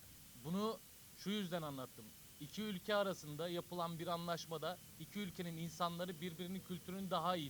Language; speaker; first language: Turkish; native; Turkish